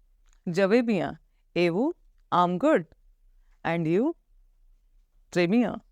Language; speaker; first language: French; non-native, fluent; Hindi